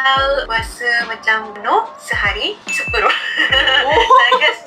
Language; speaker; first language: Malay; non-native, fluent; Japanese